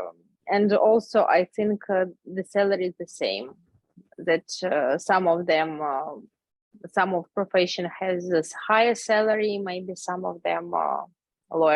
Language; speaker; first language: English; non-native, learner; Ukrainian